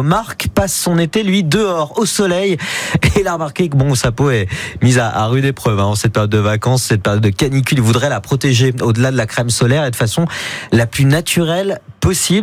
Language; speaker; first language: French; native; French